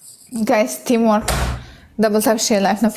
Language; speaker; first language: English; non-native, learner; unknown